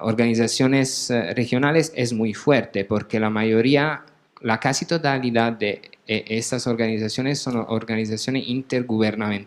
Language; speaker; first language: Spanish; non-native, fluent; Italian